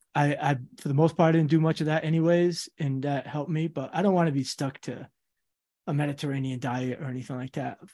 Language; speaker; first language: English; native; English